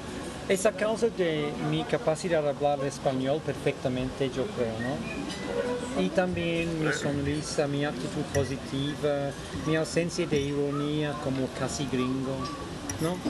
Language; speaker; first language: Spanish; non-native, fluent; English